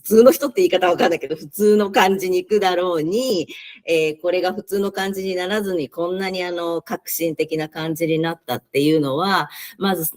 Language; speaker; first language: Japanese; native; Japanese